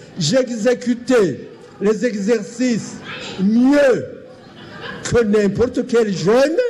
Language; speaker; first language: French; non-native, local second language; Rundi